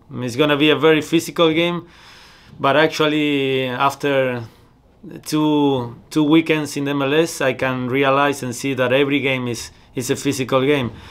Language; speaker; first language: English; non-native, fluent; Spanish